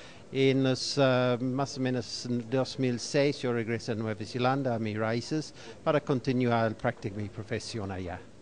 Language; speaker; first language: Spanish; non-native, fluent; English